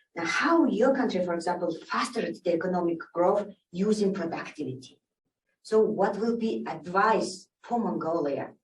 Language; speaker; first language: English; non-native, learner; Mongolian